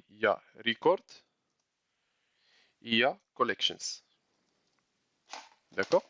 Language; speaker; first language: French; non-native, local second language; Arabic